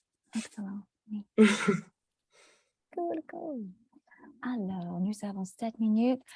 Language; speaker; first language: French; non-native, fluent; English